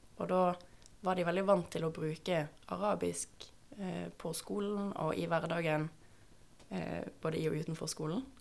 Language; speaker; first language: Norwegian; native; Norwegian